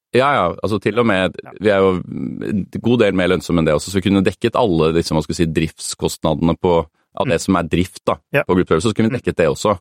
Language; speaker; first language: Norwegian; native; Norwegian